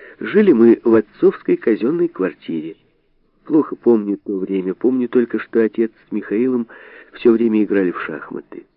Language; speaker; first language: Russian; native; Russian